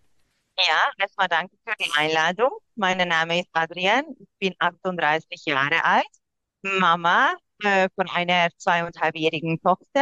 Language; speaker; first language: German; non-native, local second language; Hungarian